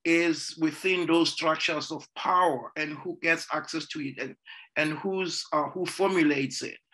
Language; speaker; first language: English; non-native, local second language; Zulu